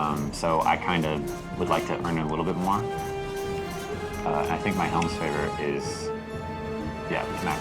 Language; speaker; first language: English; native; English